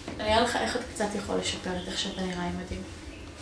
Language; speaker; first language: Hebrew; native; Hebrew